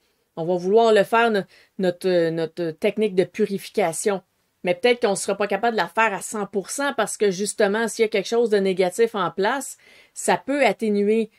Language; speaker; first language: French; native; French